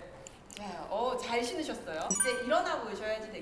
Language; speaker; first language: Korean; native; Korean